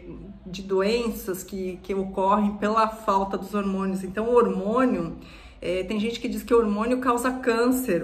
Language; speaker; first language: Portuguese; native; Portuguese